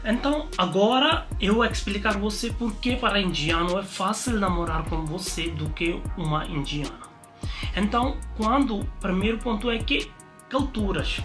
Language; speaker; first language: Portuguese; non-native, learner; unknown